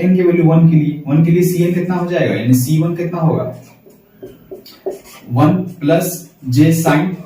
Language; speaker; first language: Hindi; native; Hindi